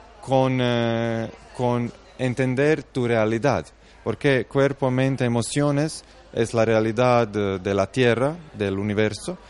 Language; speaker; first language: Spanish; non-native, fluent; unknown